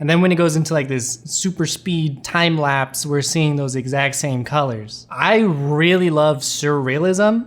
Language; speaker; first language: English; native; English